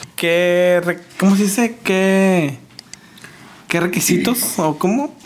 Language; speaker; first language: Spanish; early bilingual, heritage; Spanish